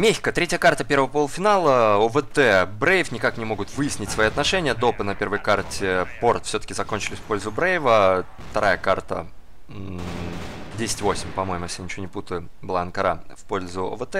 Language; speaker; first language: Russian; native; Russian